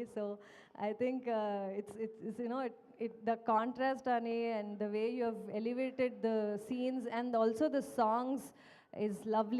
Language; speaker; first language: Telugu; non-native, fluent; Kannada